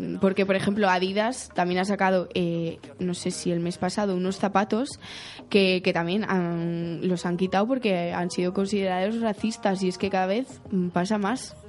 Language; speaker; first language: Spanish; native; Spanish